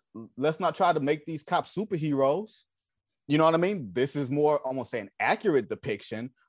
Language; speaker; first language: English; native; English